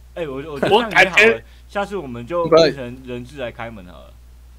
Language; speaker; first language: Chinese; native; Chinese